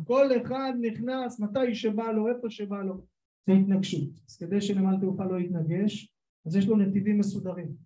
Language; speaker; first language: Hebrew; native; Hebrew